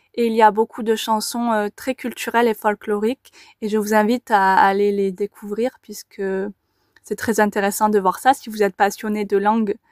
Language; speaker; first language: French; native; French